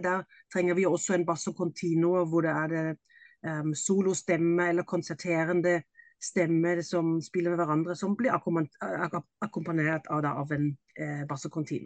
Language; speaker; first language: Norwegian; non-native, fluent; German